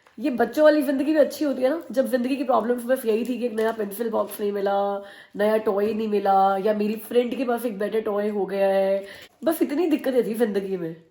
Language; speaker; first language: Hindi; native; Hindi